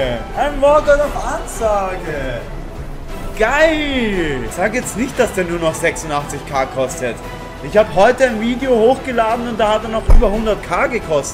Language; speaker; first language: German; native; German